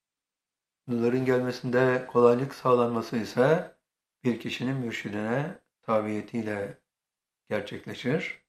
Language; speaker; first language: Turkish; native; Turkish